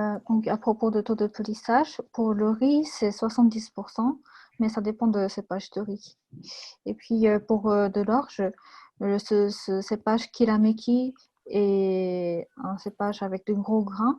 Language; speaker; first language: French; non-native, fluent; Japanese